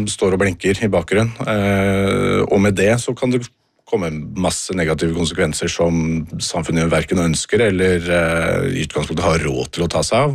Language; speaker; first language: Norwegian; native; Norwegian